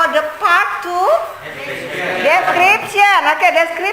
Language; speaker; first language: English; non-native, learner; Indonesian